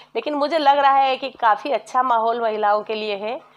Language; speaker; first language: Hindi; native; Hindi